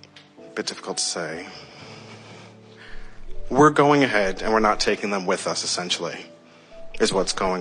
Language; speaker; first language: English; native; English